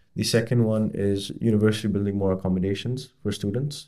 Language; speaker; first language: English; non-native, fluent; Arabic